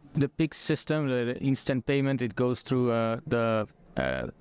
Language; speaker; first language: English; non-native, fluent; French